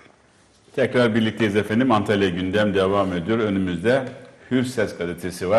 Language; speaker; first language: Turkish; native; Turkish